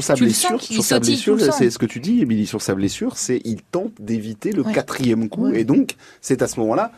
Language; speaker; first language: French; native; French